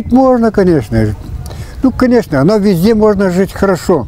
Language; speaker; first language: Russian; early bilingual, heritage; Russian